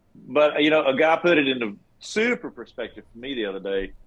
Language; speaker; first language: English; native; English